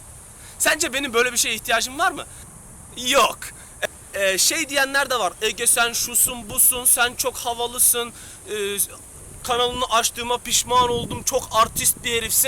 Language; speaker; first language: Turkish; native; Turkish